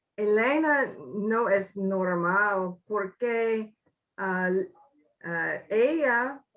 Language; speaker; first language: Spanish; non-native, learner; English